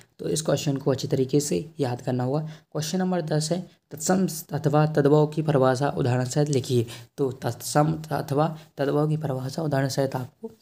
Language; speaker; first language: Hindi; native; Hindi